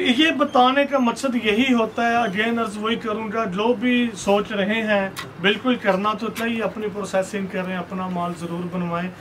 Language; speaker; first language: Urdu; native; Urdu